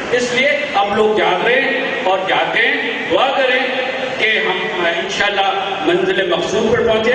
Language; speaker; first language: Urdu; native; Urdu